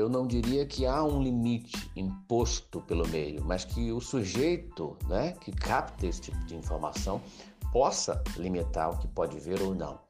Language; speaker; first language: Portuguese; native; Portuguese